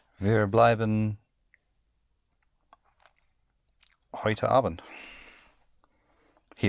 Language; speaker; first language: German; non-native, learner; English